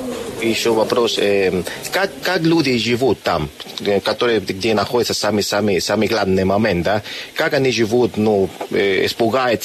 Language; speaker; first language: Russian; non-native, learner; Spanish